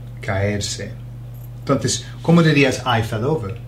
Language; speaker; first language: Spanish; non-native, fluent; English